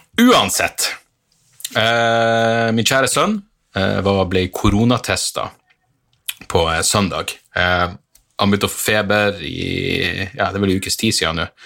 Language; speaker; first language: Norwegian; native; Norwegian